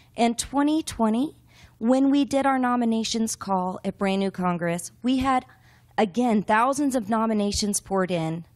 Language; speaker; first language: English; native; English